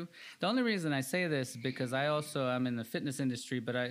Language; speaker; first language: English; early bilingual, other home language; Spanish